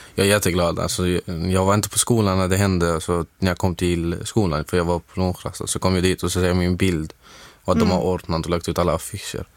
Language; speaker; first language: Swedish; non-native, fluent; Arabic